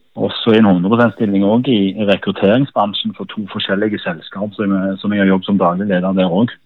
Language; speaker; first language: Norwegian; native; Norwegian